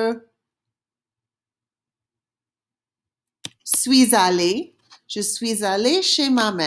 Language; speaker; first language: French; non-native, fluent; English